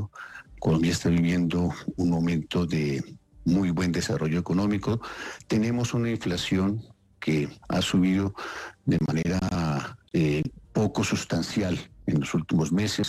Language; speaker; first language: Spanish; native; Spanish